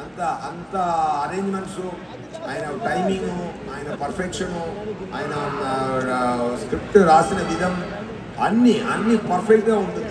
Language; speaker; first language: Telugu; non-native, learner; Tamil